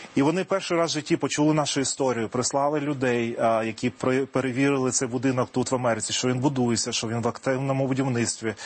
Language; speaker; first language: Ukrainian; native; Ukrainian